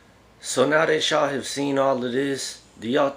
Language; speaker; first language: English; native; English